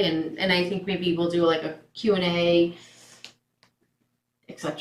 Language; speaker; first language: English; native; English